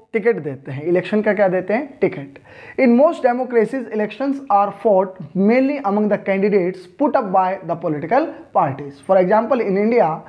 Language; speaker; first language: Hindi; native; Hindi